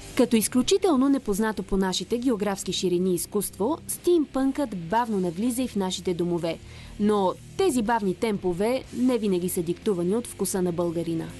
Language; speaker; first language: Bulgarian; native; Bulgarian